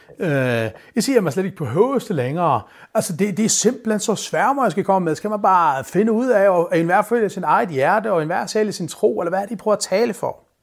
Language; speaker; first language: Danish; non-native, local second language; Faroese